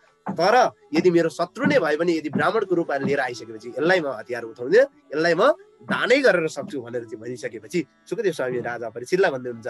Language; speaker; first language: Nepali; native; Nepali